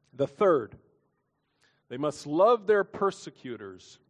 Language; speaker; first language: English; native; English